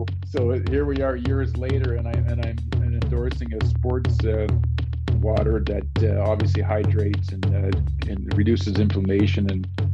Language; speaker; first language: English; native; English